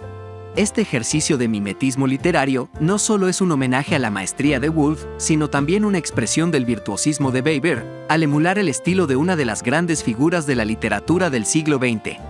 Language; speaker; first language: Spanish; native; Spanish